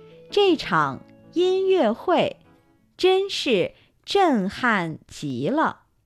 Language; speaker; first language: Chinese; native; Chinese